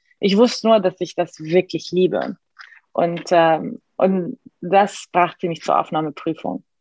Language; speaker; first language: German; non-native, fluent; Arabic